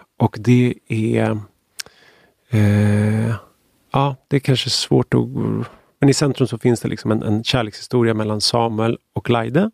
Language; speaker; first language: Swedish; native; Swedish